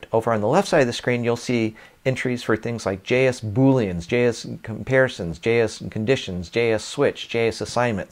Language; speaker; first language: English; native; English